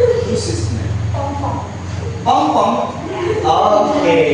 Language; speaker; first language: English; non-native, learner; Indonesian